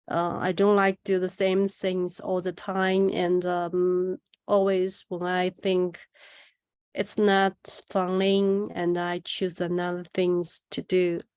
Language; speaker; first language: English; non-native, learner; Chinese